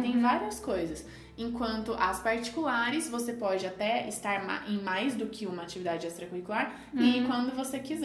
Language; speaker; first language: Portuguese; early bilingual, heritage; Portuguese